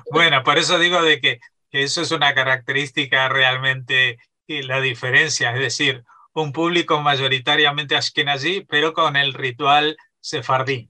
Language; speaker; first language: Spanish; native; Spanish